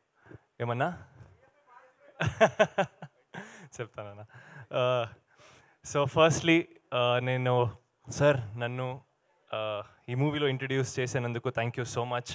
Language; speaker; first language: Telugu; non-native, learner; Kannada